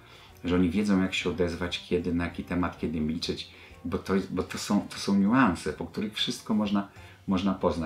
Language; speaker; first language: Polish; native; Polish